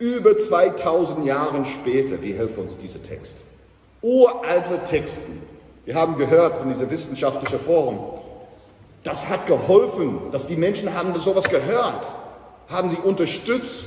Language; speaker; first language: German; non-native, fluent; English